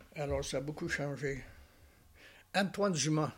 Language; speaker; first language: French; native; French